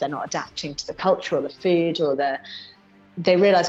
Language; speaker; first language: English; native; English